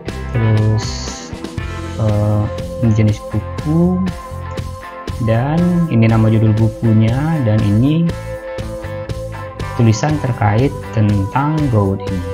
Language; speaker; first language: Indonesian; native; Indonesian